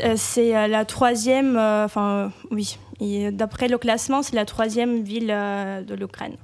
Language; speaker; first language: French; non-native, fluent; Ukrainian